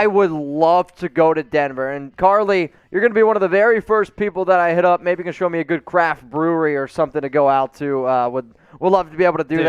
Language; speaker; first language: English; native; English